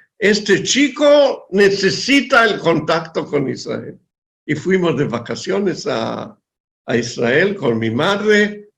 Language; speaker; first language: Spanish; non-native, fluent; Hebrew